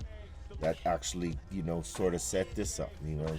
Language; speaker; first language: English; native; English